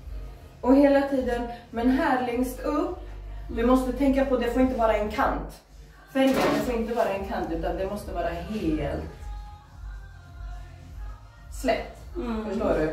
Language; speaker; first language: Swedish; native; Swedish